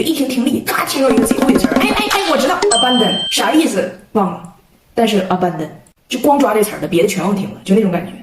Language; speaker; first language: Chinese; native; Chinese